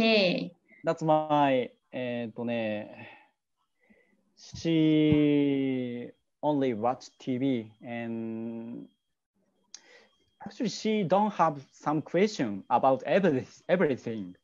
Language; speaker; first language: English; non-native, learner; Japanese